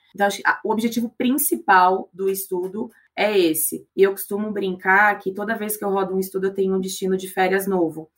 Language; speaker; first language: Portuguese; native; Portuguese